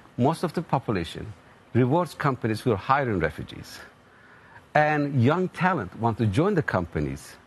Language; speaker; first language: English; non-native, fluent; Turkish